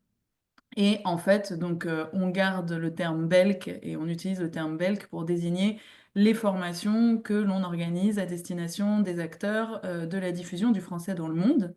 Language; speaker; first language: French; native; French